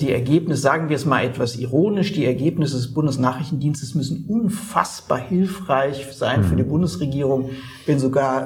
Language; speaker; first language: German; native; German